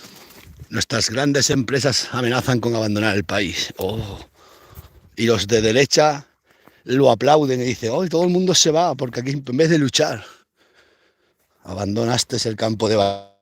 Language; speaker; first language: Spanish; native; Spanish